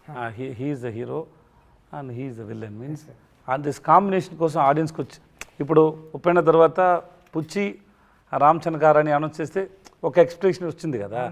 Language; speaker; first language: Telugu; non-native, learner; Tamil